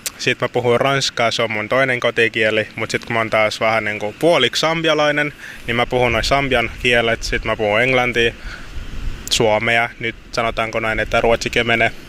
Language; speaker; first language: Finnish; early bilingual, other home language; Lingala